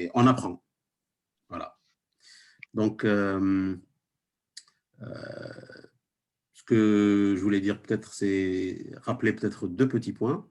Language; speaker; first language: French; non-native, local second language; Arabic